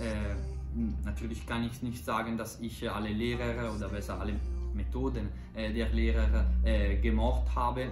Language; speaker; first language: German; non-native, fluent; Italian